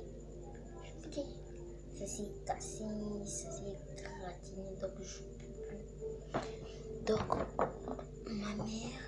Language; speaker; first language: French; non-native, local second language; Lingala